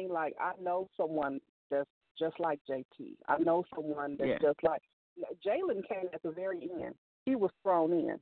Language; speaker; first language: English; native; English